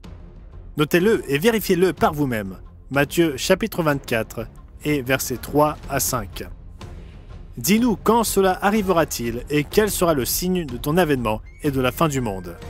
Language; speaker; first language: French; native; French